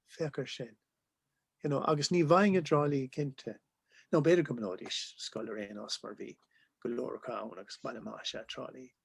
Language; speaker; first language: Irish; non-native, local second language; English